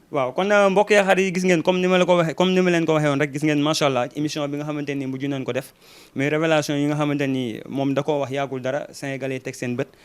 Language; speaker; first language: Wolof; native; Wolof